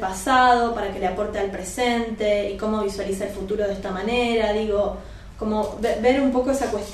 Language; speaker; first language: Spanish; native; Spanish